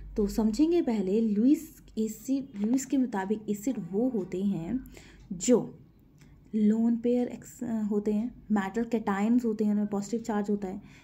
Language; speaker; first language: Hindi; native; Hindi